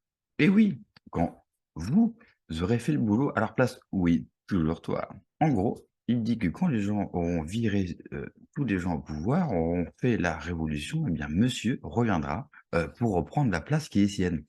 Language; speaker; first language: French; native; French